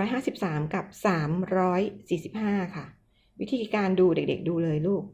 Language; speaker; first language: Thai; native; Thai